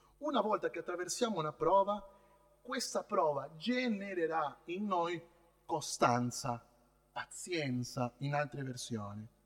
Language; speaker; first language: Italian; non-native, fluent; Spanish